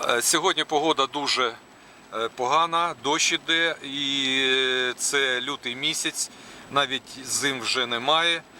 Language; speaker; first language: Ukrainian; non-native, local second language; Russian